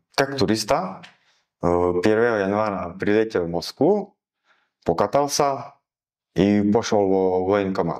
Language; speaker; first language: Russian; non-native, learner; Slovak